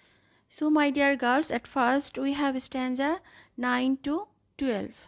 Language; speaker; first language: English; non-native, local second language; Bangla